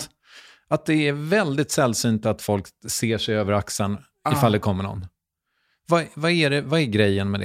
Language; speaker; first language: Swedish; native; Swedish